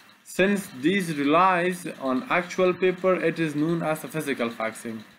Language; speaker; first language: English; non-native, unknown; Persian